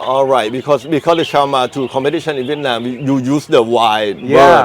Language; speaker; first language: English; non-native, learner; Thai